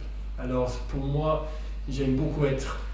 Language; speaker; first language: French; non-native, fluent; English